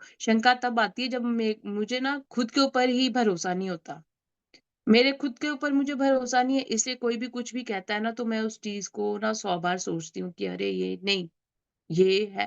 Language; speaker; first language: Hindi; native; Hindi